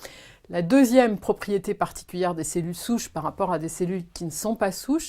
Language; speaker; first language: French; native; French